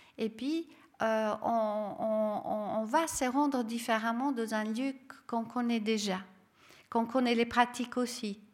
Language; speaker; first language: French; non-native, fluent; Serbian